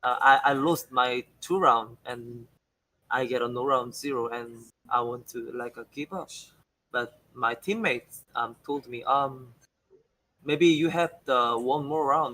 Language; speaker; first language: English; non-native, learner; Korean